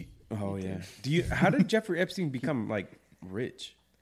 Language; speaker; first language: English; early bilingual, other home language; Spanish